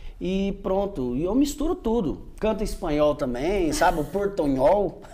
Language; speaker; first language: Portuguese; native; Portuguese